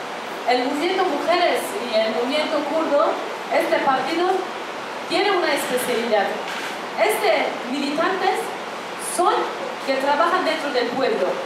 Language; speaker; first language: Spanish; non-native, fluent; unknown